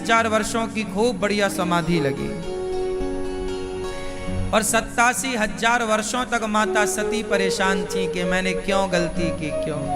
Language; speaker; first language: Hindi; native; Hindi